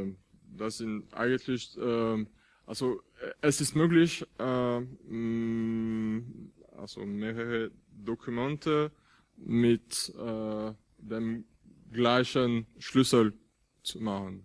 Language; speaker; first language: German; non-native, fluent; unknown